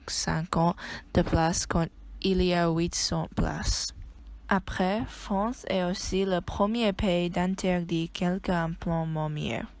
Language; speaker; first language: French; non-native, learner; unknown